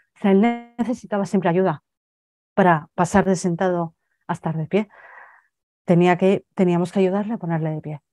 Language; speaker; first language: Spanish; native; Spanish